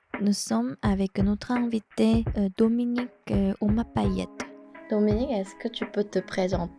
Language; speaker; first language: French; non-native, fluent; Korean